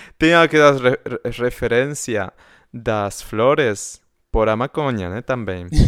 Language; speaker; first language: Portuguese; non-native, fluent; Spanish